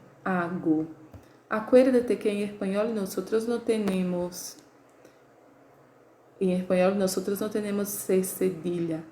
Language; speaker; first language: Spanish; non-native, learner; Portuguese